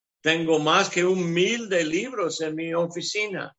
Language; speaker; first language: Spanish; non-native, fluent; English